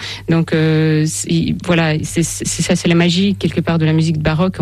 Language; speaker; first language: French; non-native, fluent; Russian